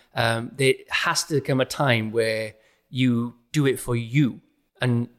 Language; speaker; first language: English; native; English